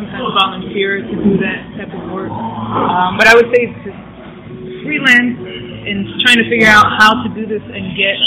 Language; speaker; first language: English; native; English